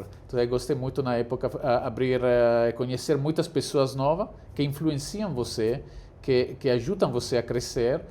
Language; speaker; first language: Portuguese; non-native, fluent; Italian